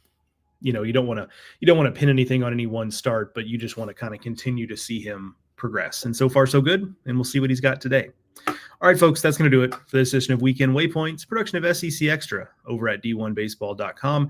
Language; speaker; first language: English; native; English